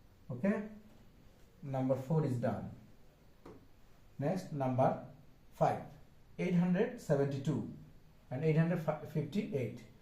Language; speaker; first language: English; non-native, local second language; Bangla